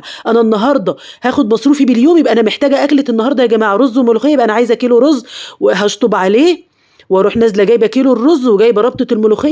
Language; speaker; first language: Arabic; native; Arabic